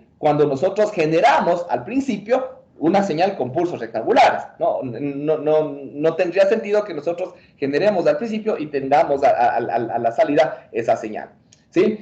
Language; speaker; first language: Spanish; native; Spanish